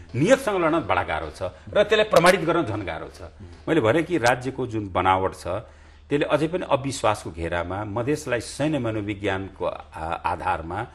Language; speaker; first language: Nepali; non-native, local second language; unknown